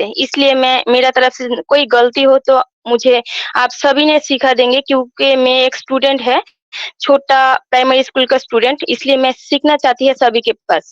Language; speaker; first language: Hindi; non-native, local second language; Bangla